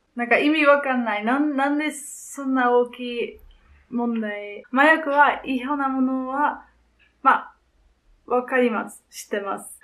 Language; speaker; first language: Japanese; non-native, learner; Dutch